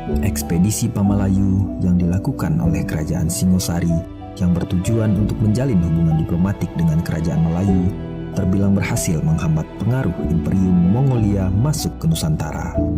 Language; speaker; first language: Malay; native; Malay